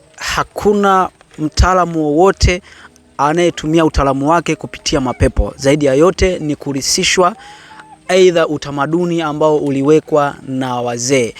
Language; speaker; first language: Swahili; native; Swahili